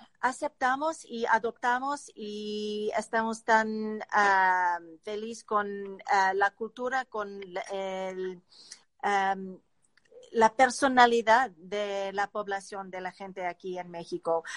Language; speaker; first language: Spanish; non-native, learner; English